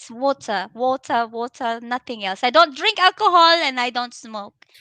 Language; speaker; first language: English; non-native, local second language; Filipino